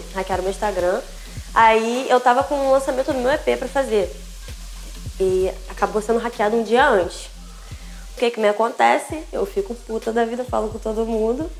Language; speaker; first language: Portuguese; native; Portuguese